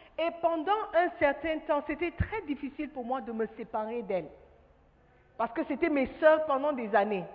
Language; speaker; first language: French; non-native, fluent; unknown